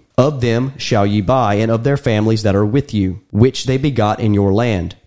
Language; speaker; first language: English; native; English